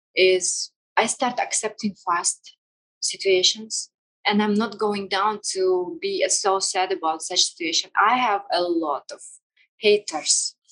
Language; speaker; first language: English; non-native, fluent; Kazakh